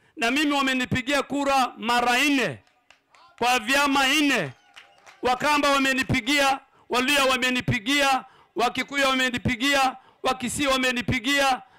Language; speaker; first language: Swahili; non-native, local second language; Somali